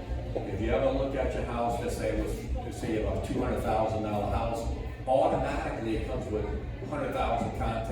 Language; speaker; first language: English; native; English